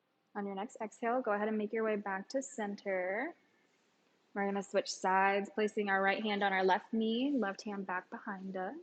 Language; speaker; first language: English; native; English